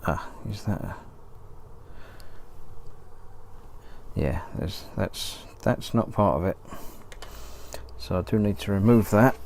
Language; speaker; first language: English; native; English